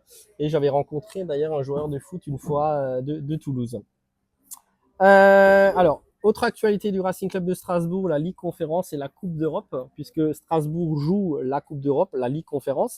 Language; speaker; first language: French; native; French